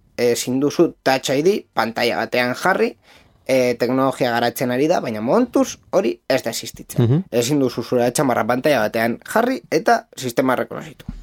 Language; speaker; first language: Basque; native; Basque